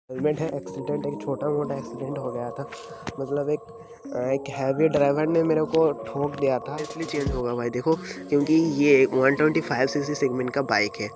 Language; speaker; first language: Hindi; non-native, local second language; Bangla